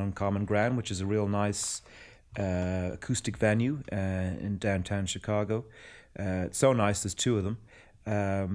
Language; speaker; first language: English; native; English